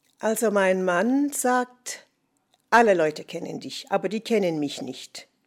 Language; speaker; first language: German; non-native, fluent; English